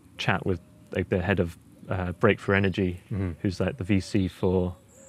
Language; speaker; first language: English; native; English